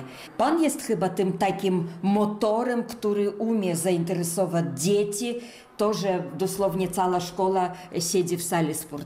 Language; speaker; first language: Polish; native; Polish